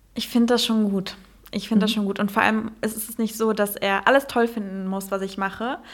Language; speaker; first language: German; early bilingual, heritage; Dutch